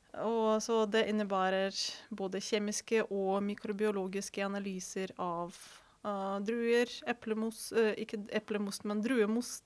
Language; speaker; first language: Norwegian; non-native, fluent; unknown